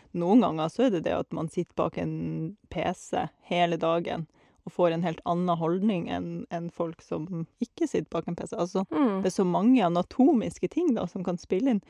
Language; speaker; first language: Norwegian; native; Norwegian